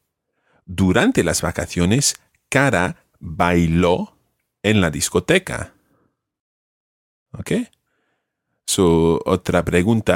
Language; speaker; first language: Spanish; non-native, fluent; English